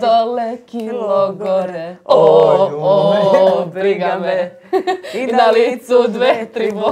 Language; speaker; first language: Serbian; native; Serbian